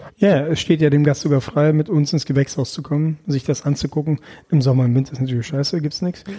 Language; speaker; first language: German; early bilingual, other home language; Russian